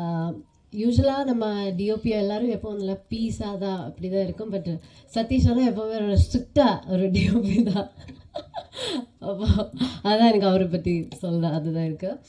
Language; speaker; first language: Tamil; non-native, fluent; Malayalam